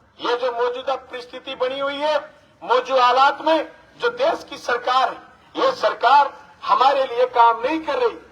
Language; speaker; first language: Hindi; native; Hindi